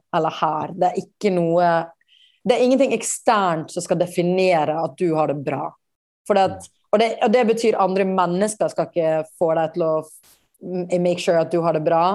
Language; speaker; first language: Norwegian; native; Norwegian